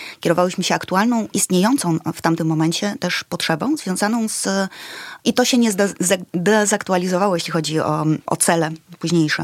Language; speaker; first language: Polish; early bilingual, other home language; Ukrainian